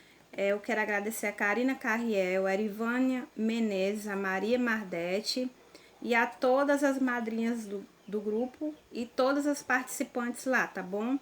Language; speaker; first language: Portuguese; native; Portuguese